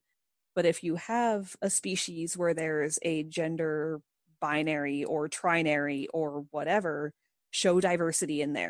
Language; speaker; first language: English; native; English